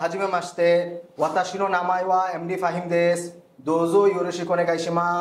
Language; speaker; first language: Japanese; non-native, learner; Bangla